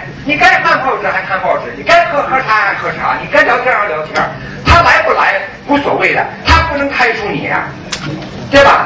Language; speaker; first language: Chinese; early bilingual, other home language; English